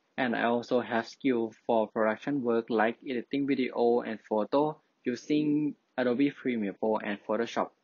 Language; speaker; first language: English; non-native, fluent; Thai